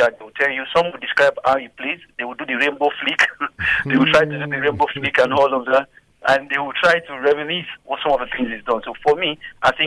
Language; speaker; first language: English; non-native, local second language; Yoruba